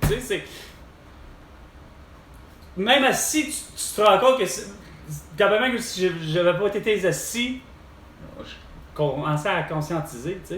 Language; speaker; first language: French; native; French